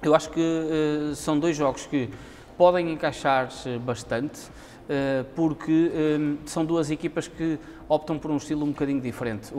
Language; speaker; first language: Portuguese; native; Portuguese